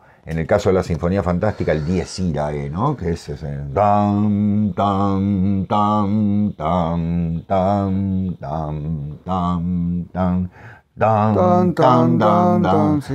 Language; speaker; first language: Spanish; native; Spanish